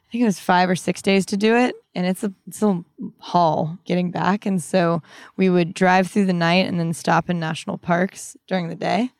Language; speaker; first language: English; native; English